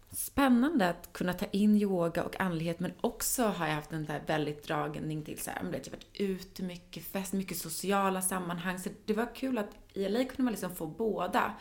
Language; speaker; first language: Swedish; native; Swedish